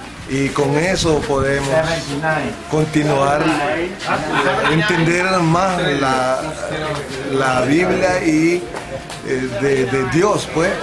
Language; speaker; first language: Spanish; non-native, local second language; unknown